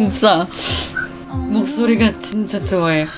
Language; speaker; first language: Korean; non-native, learner; Indonesian